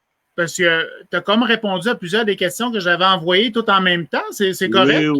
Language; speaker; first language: French; native; French